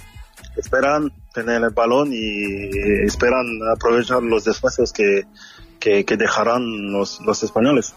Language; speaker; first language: Spanish; non-native, fluent; French